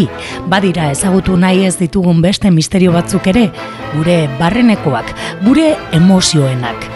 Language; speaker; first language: Basque; native; Basque